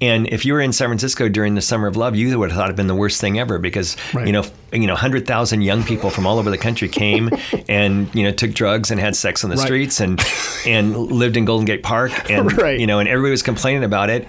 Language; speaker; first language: English; native; English